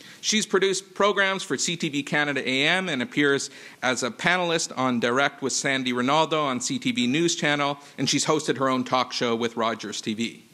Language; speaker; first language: English; native; English